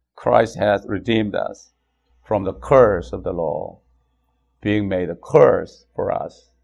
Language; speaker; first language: English; non-native, fluent; Korean